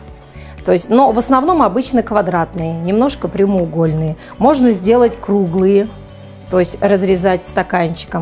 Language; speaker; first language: Russian; native; Russian